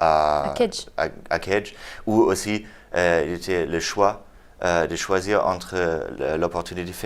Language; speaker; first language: French; non-native, fluent; German